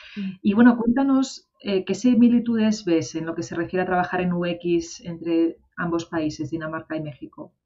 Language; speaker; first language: Spanish; native; Spanish